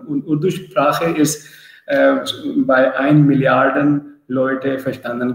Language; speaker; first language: German; non-native, learner; Urdu